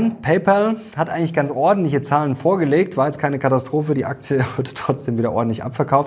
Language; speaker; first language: German; native; German